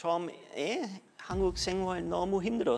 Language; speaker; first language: Korean; non-native, learner; German